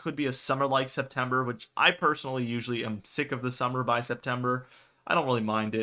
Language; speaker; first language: English; native; English